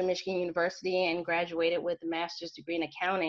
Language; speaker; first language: English; native; English